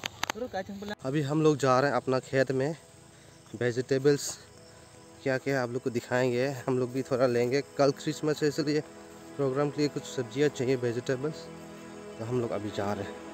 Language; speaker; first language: Hindi; non-native, local second language; Kok Borok